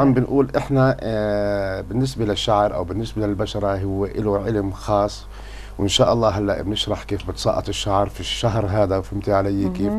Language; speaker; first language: Arabic; native; Arabic